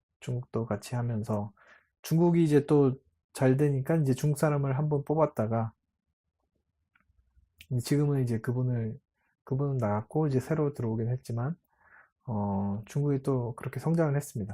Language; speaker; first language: Korean; native; Korean